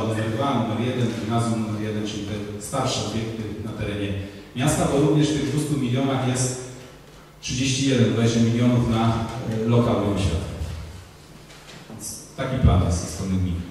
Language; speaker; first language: Polish; native; Polish